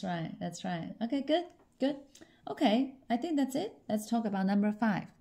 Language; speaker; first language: English; non-native, fluent; Chinese